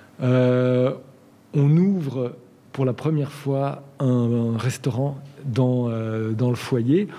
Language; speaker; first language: French; native; French